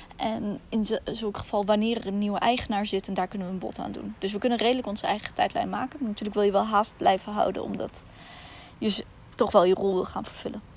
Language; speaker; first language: Dutch; early bilingual, other home language; Russian